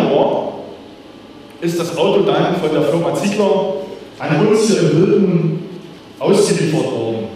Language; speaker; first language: German; native; German